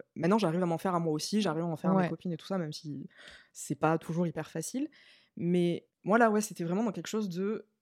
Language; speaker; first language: French; native; French